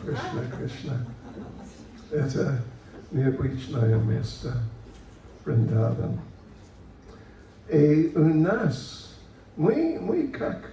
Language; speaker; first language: Russian; non-native, learner; English